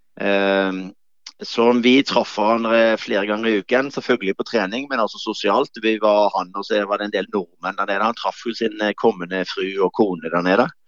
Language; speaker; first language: Norwegian; native; Norwegian